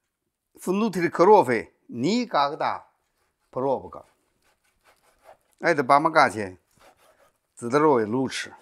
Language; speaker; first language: Russian; non-native, learner; Chinese